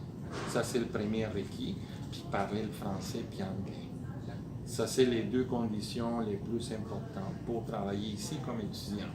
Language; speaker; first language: French; native; French